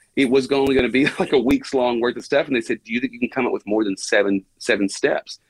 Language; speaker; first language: English; native; English